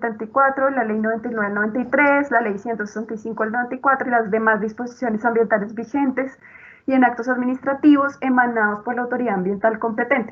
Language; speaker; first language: Spanish; native; Spanish